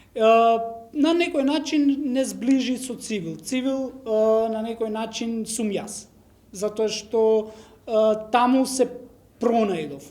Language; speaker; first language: Macedonian; non-native, local second language; Romany